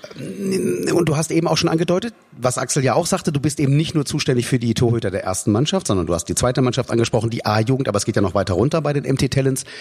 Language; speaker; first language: German; native; German